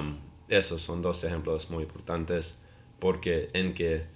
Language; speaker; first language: Spanish; non-native, learner; English